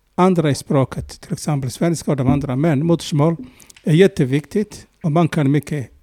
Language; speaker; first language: Swedish; non-native, fluent; Somali